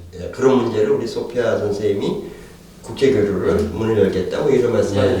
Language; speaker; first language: Korean; native; Korean